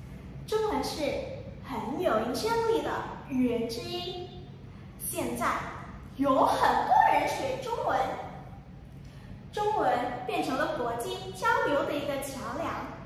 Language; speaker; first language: Chinese; non-native, learner; Indonesian